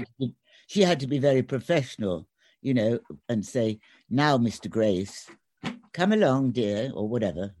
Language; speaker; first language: English; native; English